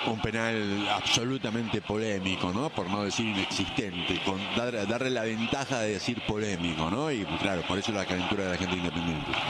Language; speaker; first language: Spanish; native; Spanish